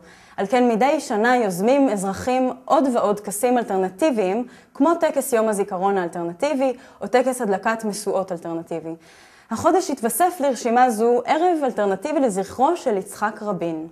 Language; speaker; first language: Hebrew; native; Hebrew